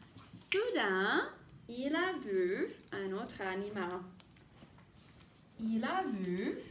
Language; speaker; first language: French; non-native, fluent; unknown